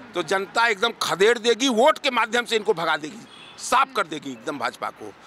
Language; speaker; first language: Hindi; native; Hindi